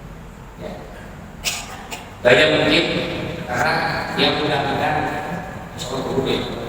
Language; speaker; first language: Indonesian; non-native, local second language; Sundanese